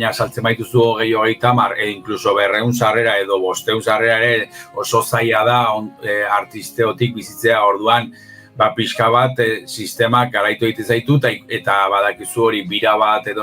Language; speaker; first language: Basque; native; Basque